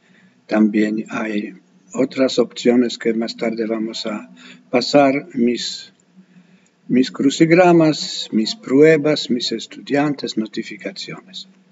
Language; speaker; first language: Spanish; non-native, fluent; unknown